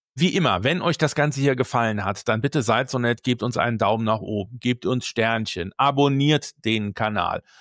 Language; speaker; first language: German; native; German